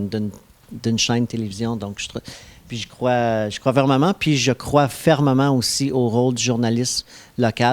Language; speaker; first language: French; native; French